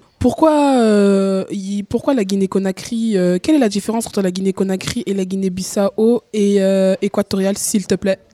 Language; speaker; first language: French; native; French